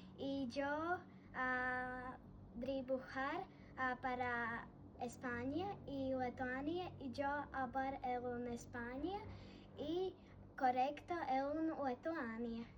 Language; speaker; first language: Spanish; non-native, learner; Latvian